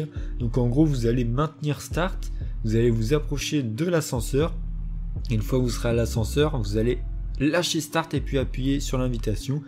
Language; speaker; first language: French; native; French